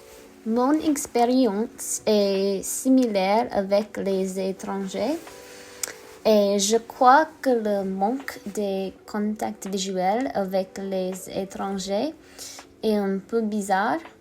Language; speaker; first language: French; non-native, learner; English